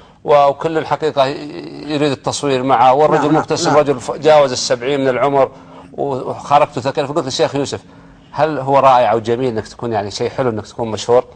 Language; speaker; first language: Arabic; native; Arabic